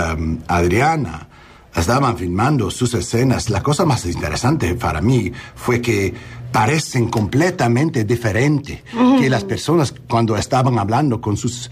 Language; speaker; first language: Spanish; early bilingual, heritage; English